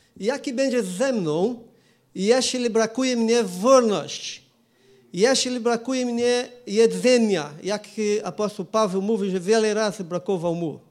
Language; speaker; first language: Polish; non-native, learner; Portuguese